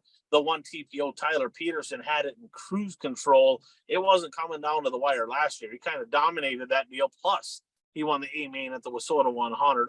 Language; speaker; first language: English; native; English